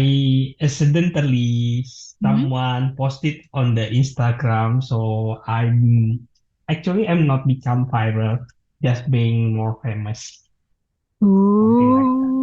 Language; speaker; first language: English; non-native, learner; Indonesian